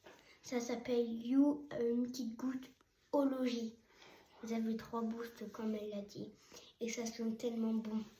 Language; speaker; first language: French; native; French